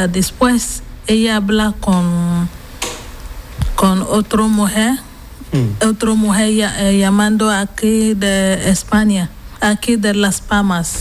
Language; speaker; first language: Spanish; non-native, learner; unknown